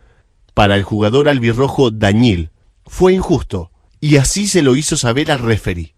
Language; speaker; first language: Spanish; native; Spanish